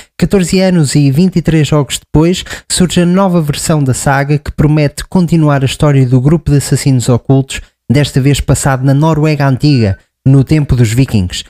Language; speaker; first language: Portuguese; native; Portuguese